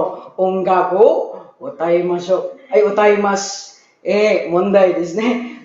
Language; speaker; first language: Japanese; non-native, learner; Filipino